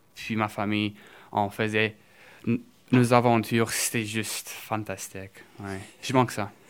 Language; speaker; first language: French; early bilingual, other home language; Portuguese